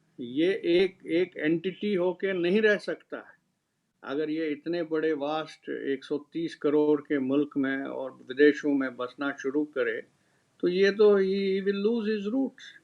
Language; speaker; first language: Urdu; non-native, local second language; Kashmiri